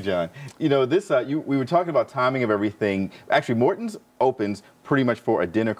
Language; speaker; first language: English; native; English